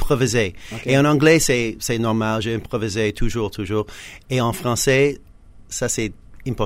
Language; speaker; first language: French; non-native, learner; English